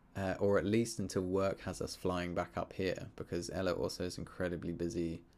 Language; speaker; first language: English; native; English